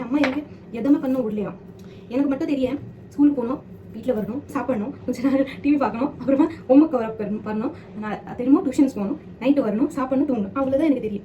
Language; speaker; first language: Tamil; non-native, learner; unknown